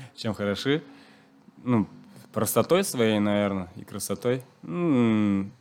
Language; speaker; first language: Russian; non-native, local second language; Chuvash